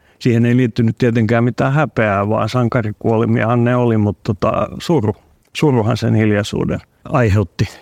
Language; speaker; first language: Finnish; non-native, local second language; Swedish